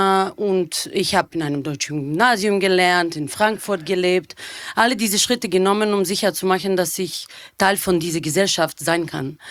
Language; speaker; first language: German; non-native, fluent; Bulgarian